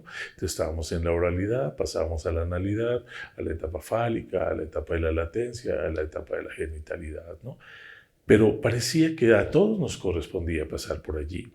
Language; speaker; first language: Spanish; native; Spanish